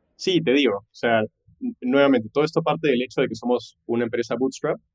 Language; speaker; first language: Spanish; native; Spanish